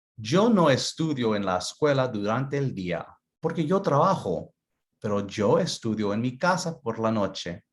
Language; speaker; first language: Spanish; early bilingual, other home language; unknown